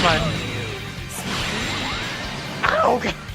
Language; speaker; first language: English; native; English